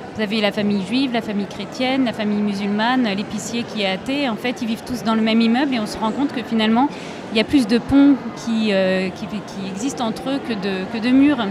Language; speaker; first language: French; native; French